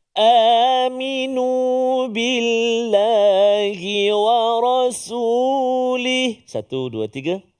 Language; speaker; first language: Malay; native; Malay